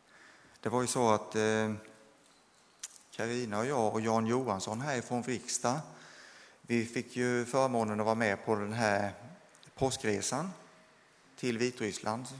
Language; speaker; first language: Swedish; native; Swedish